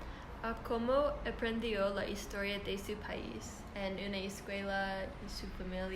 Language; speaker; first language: Spanish; non-native, learner; English